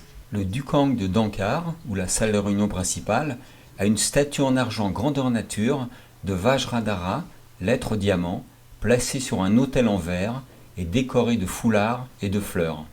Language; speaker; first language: French; native; French